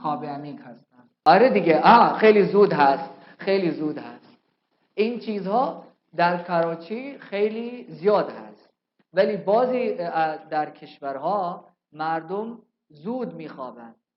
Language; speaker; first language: Persian; non-native, fluent; Urdu